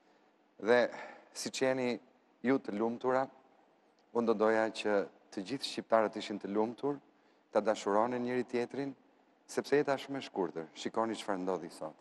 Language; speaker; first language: Albanian; native; Albanian